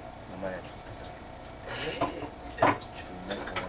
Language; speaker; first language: French; native; French